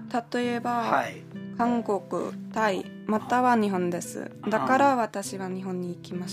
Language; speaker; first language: Japanese; non-native, learner; German